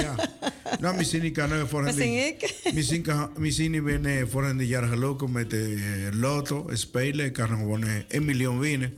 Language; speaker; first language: Dutch; non-native, learner; Spanish